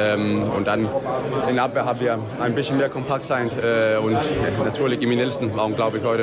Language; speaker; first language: German; non-native, learner; Danish